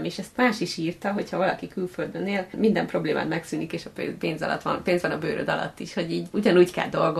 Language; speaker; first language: Hungarian; native; Hungarian